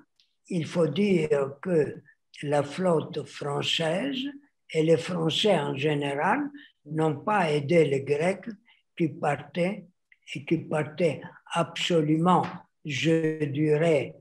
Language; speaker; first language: French; non-native, fluent; Greek